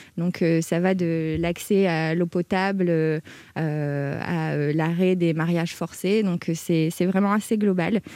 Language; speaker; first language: French; native; French